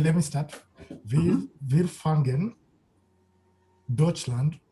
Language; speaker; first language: German; non-native, learner; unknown